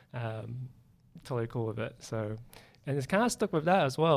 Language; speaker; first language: English; native; English